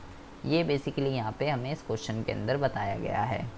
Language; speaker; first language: Hindi; native; Hindi